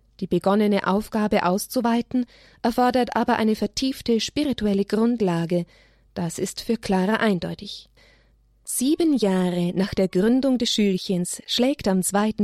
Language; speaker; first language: German; native; German